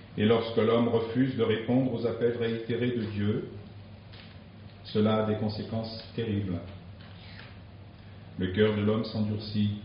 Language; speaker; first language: French; native; French